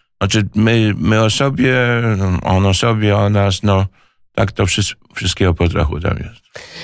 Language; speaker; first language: Polish; native; Polish